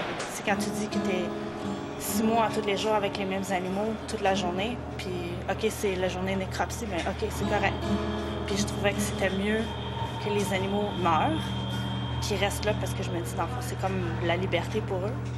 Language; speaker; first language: French; native; French